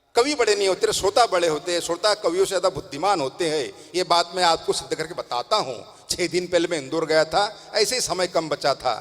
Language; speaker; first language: Hindi; non-native, local second language; Tamil